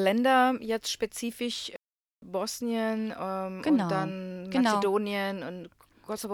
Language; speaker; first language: German; non-native, fluent; Croatian